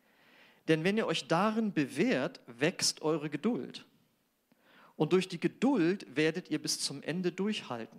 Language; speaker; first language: German; native; German